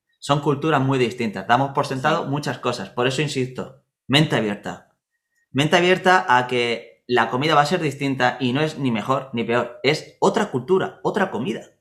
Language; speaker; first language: Spanish; native; Spanish